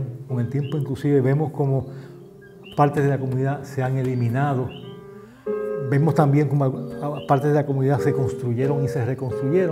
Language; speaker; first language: Spanish; native; Spanish